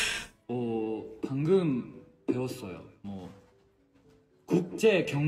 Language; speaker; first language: Korean; non-native, fluent; Chinese